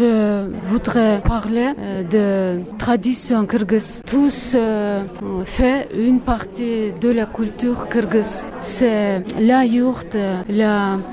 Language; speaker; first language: French; non-native, learner; Kyrgyz